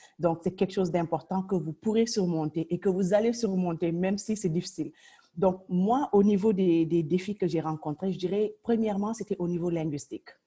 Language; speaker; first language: French; non-native, local second language; Wolof